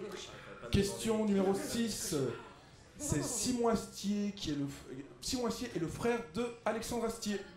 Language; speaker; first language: French; native; French